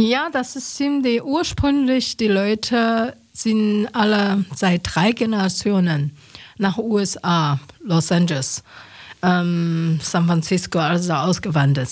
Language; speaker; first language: German; non-native, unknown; Chinese